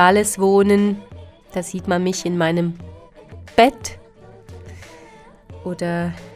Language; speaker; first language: German; early bilingual, other home language; Slovak